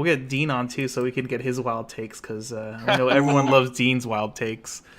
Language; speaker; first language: English; native; English